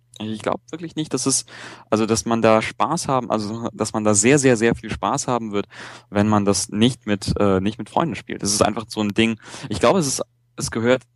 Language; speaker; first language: German; native; German